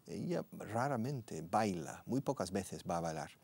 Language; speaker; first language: Spanish; non-native, fluent; English